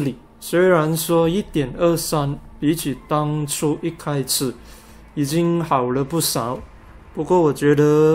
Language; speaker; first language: Chinese; native; Chinese